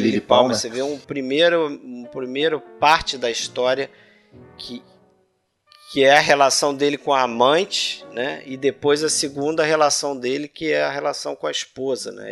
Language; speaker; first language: Portuguese; native; Portuguese